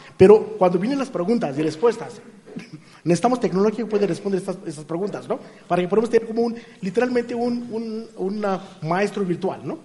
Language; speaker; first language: Spanish; non-native, fluent; Marathi